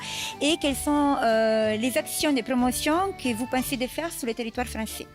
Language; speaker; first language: French; non-native, fluent; Italian